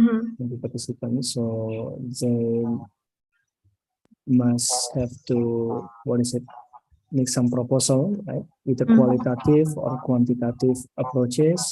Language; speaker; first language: English; non-native, learner; Indonesian